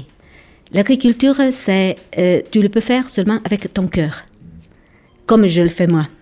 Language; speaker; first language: French; non-native, local second language; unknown